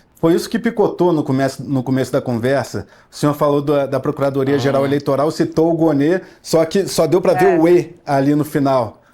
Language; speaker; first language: Portuguese; native; Portuguese